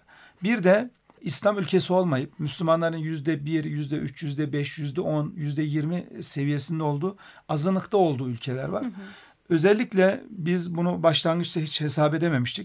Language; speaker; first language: Turkish; native; Turkish